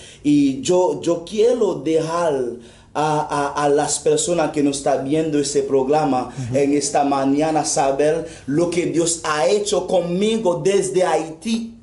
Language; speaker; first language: Spanish; non-native, fluent; Haitian Creole